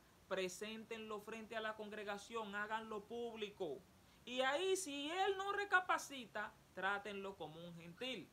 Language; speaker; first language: Spanish; native; Spanish